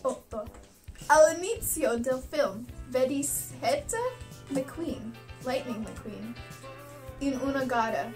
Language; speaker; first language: Italian; non-native, learner; English